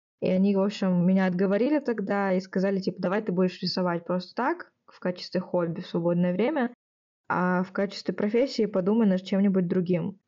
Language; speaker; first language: Russian; native; Russian